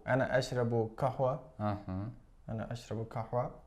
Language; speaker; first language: Arabic; non-native, learner; Kazakh